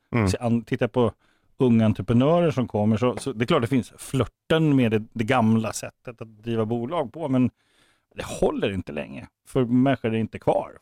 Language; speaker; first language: Swedish; native; Swedish